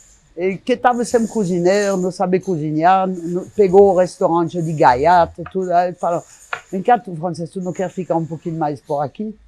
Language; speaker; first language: Portuguese; native; Portuguese